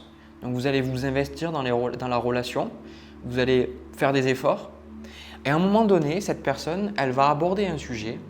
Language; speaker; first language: French; native; French